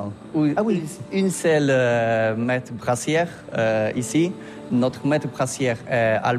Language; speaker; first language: French; non-native, learner; Polish